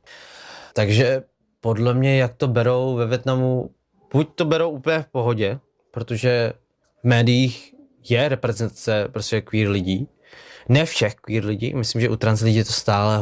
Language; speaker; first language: Czech; early bilingual, other home language; Vietnamese